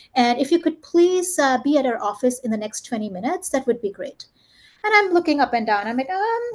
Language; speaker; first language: English; early bilingual, heritage; German